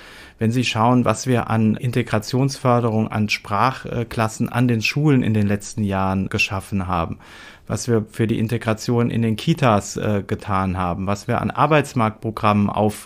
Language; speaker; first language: German; native; German